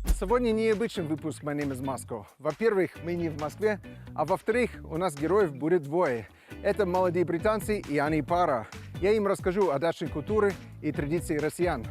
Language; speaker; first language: Russian; non-native, fluent; English